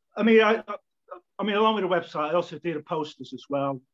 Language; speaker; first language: English; native; English